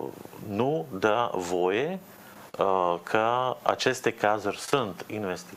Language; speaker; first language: Romanian; non-native, fluent; Slovak